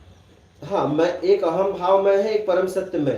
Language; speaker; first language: Hindi; native; Hindi